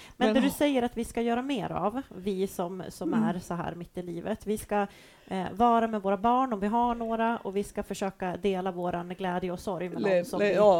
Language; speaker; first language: Swedish; native; Swedish